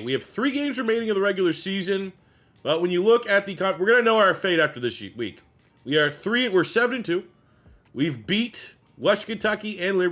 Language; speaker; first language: English; native; English